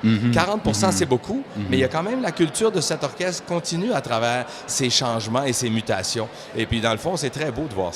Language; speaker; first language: French; native; French